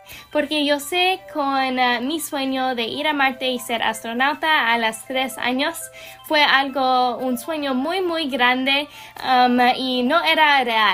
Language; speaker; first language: Spanish; non-native, learner; English